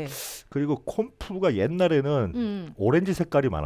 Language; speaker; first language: Korean; native; Korean